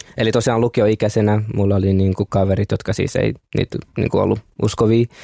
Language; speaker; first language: Finnish; early bilingual, other home language; Kinyarwanda